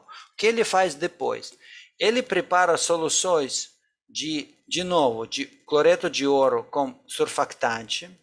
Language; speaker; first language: Portuguese; non-native, fluent; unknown